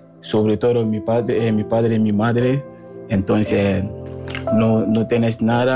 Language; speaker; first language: Spanish; non-native, learner; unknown